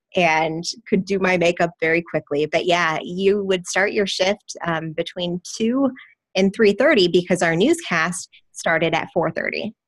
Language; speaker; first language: English; native; English